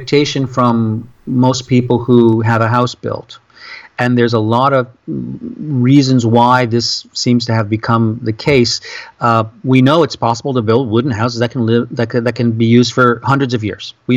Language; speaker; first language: English; native; English